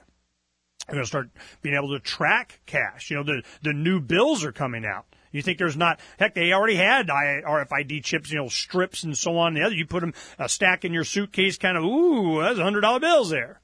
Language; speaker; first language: English; native; English